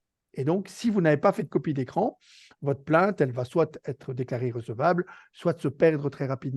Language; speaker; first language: French; native; French